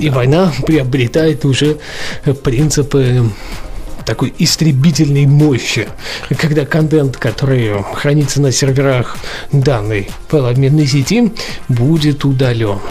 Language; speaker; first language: Russian; native; Russian